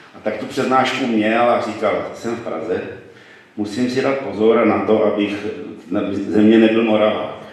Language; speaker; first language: Czech; native; Czech